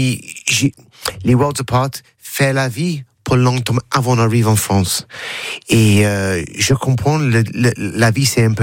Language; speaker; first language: French; non-native, learner; English